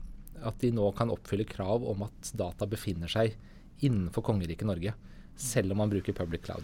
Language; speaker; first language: Norwegian; native; Norwegian